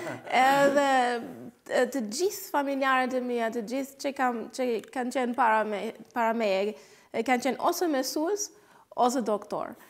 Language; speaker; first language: Albanian; non-native, fluent; German